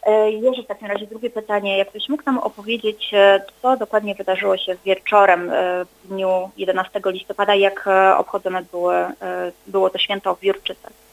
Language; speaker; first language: Polish; native; Polish